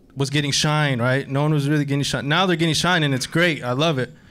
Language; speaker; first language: English; native; English